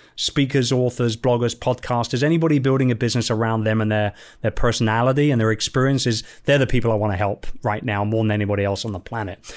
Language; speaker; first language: English; native; English